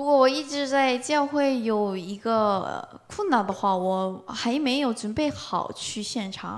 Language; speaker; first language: Chinese; non-native, learner; Korean